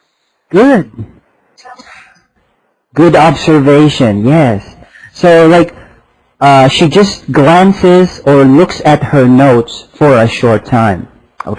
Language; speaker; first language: English; non-native, fluent; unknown